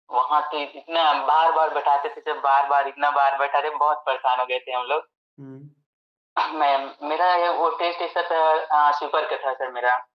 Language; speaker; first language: Hindi; native; Hindi